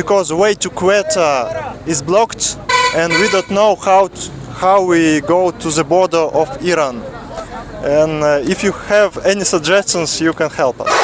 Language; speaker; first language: English; non-native, learner; Russian